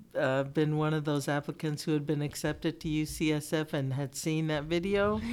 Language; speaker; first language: English; early bilingual, other home language; Japanese